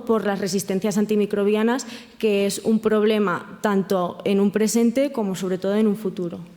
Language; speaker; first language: Spanish; native; Spanish